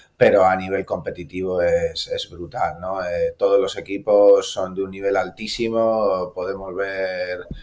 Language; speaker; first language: Spanish; native; Spanish